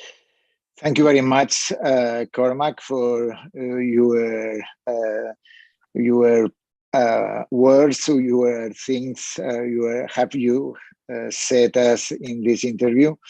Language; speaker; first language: English; non-native, learner; Spanish